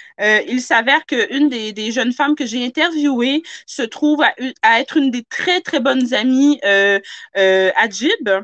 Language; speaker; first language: French; native; French